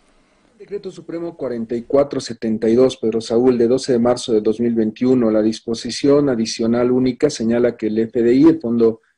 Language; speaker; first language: Spanish; native; Spanish